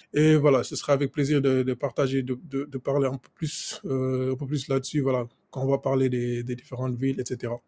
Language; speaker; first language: French; non-native, local second language; Wolof